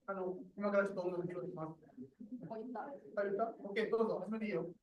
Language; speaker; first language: Japanese; native; Japanese